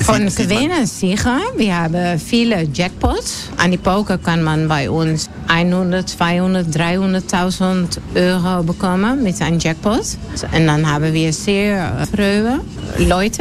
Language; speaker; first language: German; non-native, learner; Dutch